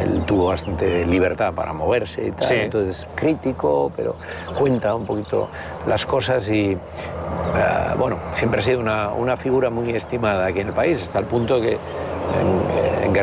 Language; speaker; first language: Spanish; native; Spanish